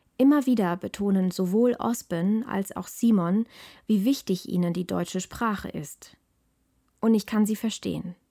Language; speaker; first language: German; early bilingual, other home language; Malayalam